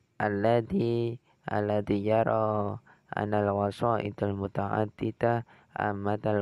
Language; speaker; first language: Arabic; non-native, learner; Indonesian